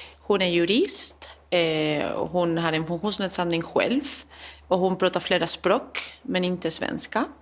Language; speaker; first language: Swedish; non-native, fluent; Spanish